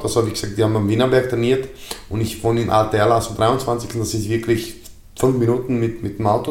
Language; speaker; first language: German; non-native, fluent; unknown